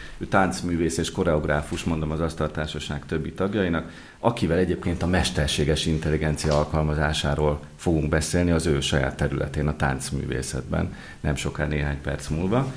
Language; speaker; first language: Hungarian; native; Hungarian